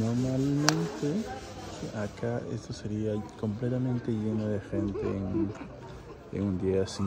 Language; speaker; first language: Spanish; early bilingual, heritage; Spanish